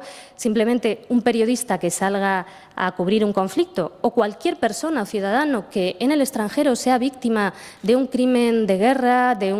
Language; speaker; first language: Spanish; native; Spanish